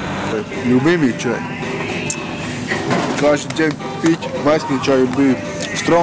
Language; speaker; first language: Russian; non-native, learner; Latvian